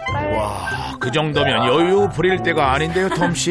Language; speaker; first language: Korean; native; Korean